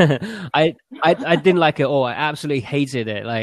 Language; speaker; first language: English; early bilingual, other home language; Chinese